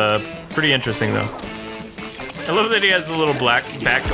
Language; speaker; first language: English; native; English